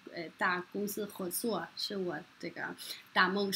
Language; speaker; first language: Chinese; non-native, fluent; Norwegian